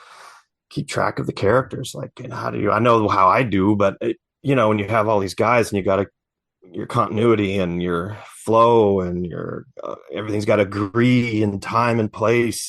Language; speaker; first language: English; native; English